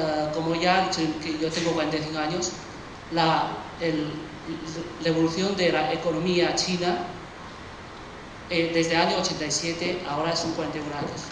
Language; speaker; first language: Spanish; early bilingual, other home language; Chinese